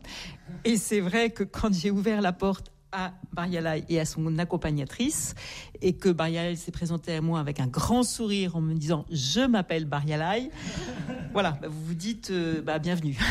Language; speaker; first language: French; native; French